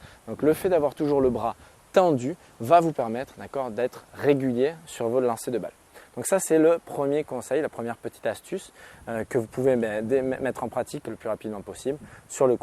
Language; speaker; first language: French; native; French